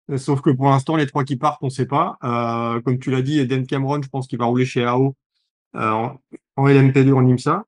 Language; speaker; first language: French; native; French